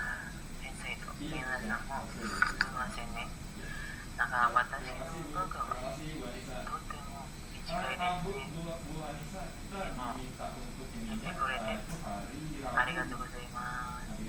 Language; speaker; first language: Japanese; non-native, learner; Indonesian